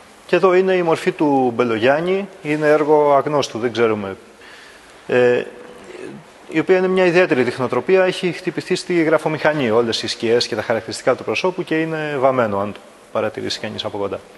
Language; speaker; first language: Greek; native; Greek